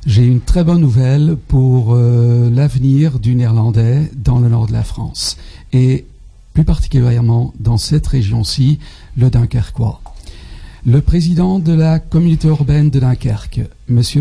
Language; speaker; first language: French; non-native, fluent; Dutch